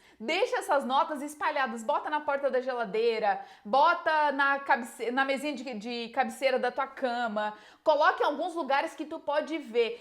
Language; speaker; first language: Portuguese; native; Portuguese